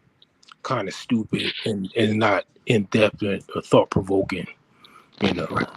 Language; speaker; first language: English; native; English